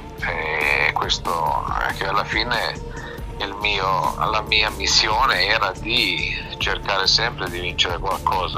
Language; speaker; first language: Italian; non-native, fluent; Serbian